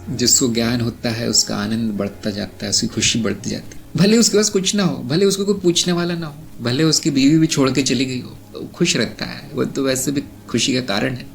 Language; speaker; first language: Hindi; non-native, local second language; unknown